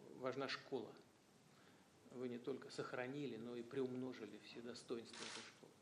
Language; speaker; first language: Russian; native; Russian